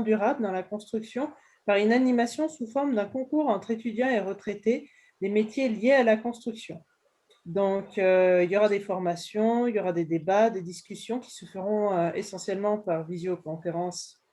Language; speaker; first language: French; native; French